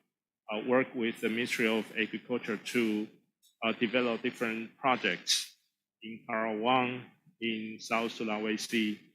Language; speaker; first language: English; non-native, fluent; Chinese